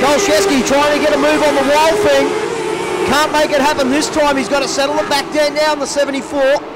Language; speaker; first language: English; native; English